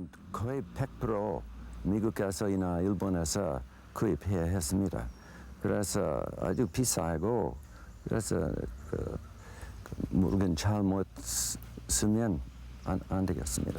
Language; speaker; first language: Korean; non-native, learner; English